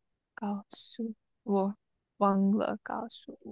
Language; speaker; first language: Chinese; non-native, learner; English